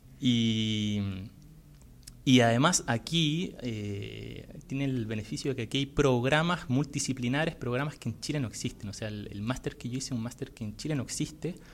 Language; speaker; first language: Spanish; native; Spanish